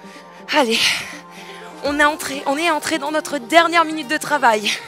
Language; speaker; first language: French; native; French